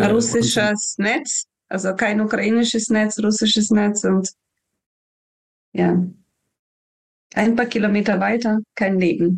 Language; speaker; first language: German; non-native, fluent; Ukrainian